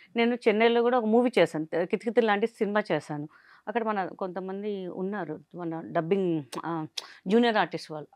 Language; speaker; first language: Telugu; non-native, local second language; Hindi